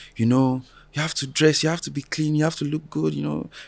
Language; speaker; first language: English; non-native, local second language; Yoruba